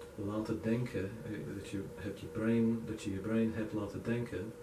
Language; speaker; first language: Dutch; non-native, learner; English